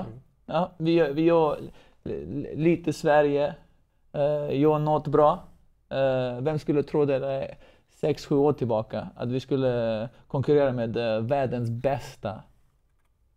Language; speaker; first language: Swedish; non-native, fluent; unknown